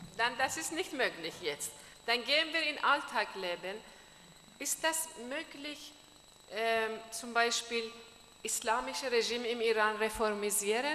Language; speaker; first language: German; non-native, fluent; Persian